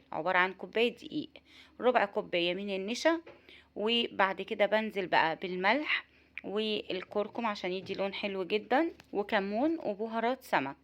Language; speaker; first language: Arabic; native; Arabic